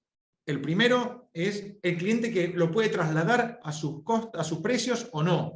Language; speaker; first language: Spanish; native; Spanish